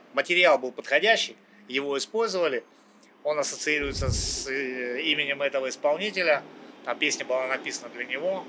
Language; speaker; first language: Russian; native; Russian